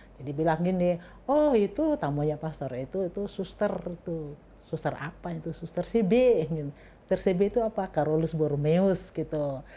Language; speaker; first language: Indonesian; native; Indonesian